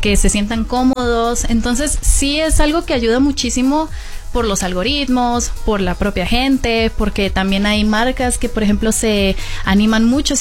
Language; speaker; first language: Spanish; native; Spanish